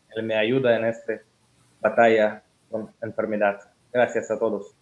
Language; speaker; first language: Spanish; non-native, learner; Russian